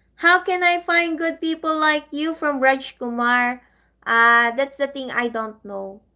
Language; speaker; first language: English; non-native, local second language; Filipino